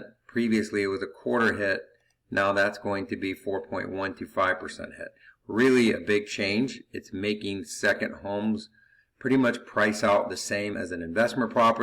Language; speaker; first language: English; native; English